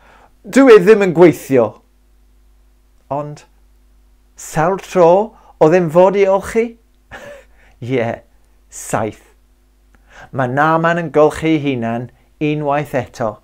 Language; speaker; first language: Welsh; non-native, local second language; English